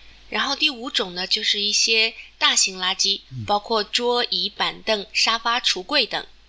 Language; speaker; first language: Chinese; native; Chinese